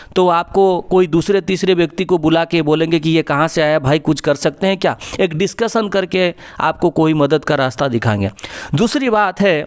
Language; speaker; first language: Hindi; non-native, local second language; Odia